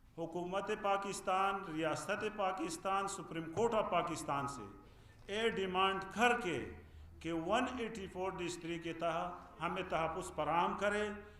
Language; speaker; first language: Urdu; non-native, fluent; Pashto